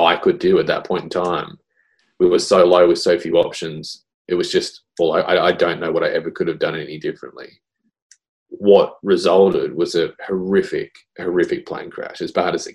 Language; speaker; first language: English; native; English